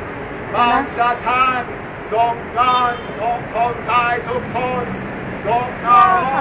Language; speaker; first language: Thai; non-native, learner; English